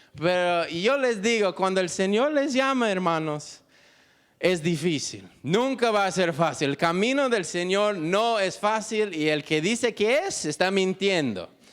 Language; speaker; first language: Spanish; non-native, fluent; English